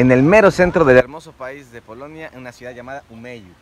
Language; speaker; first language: Spanish; native; Spanish